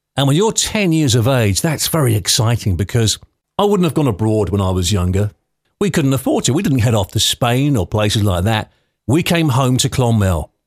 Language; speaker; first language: English; native; English